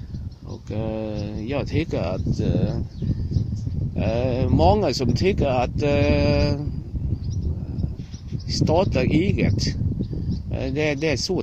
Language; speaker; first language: Swedish; non-native, learner; Vietnamese